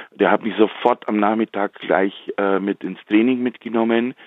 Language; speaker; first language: German; early bilingual, heritage; Slovak